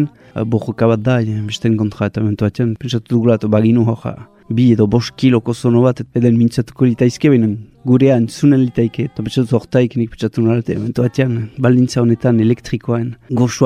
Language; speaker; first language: Basque; native; Basque